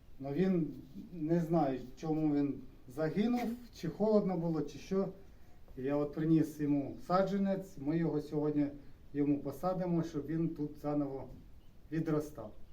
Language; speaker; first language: Ukrainian; native; Ukrainian